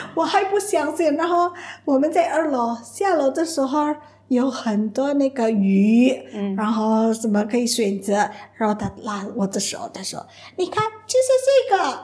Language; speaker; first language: Chinese; non-native, fluent; Indonesian